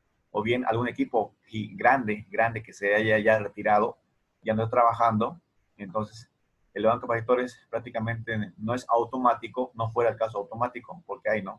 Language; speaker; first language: Spanish; native; Spanish